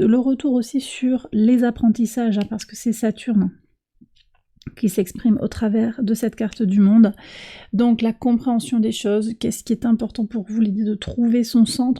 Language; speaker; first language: French; native; French